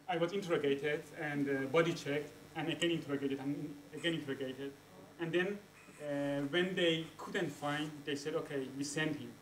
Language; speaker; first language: English; non-native, fluent; Persian